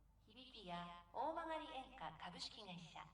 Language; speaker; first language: Japanese; native; Japanese